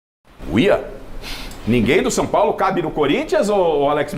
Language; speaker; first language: Portuguese; native; Portuguese